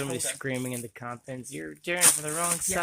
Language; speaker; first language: English; native; English